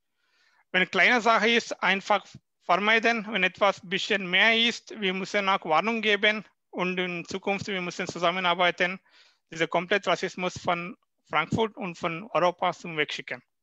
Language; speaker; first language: German; non-native, learner; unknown